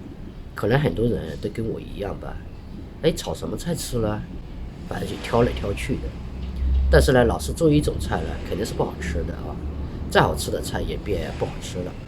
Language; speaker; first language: Chinese; native; Chinese